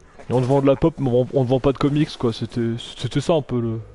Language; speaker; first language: French; native; French